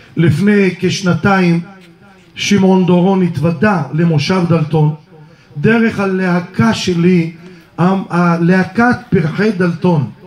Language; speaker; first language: Hebrew; early bilingual, other home language; Arabic